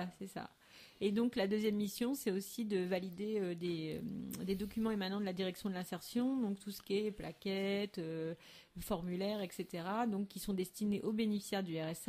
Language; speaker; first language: French; native; French